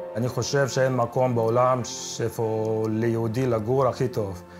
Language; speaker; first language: Hebrew; early bilingual, other home language; Ukrainian